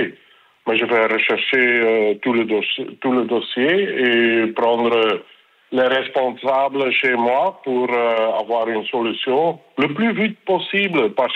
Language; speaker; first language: French; non-native, local second language; Dutch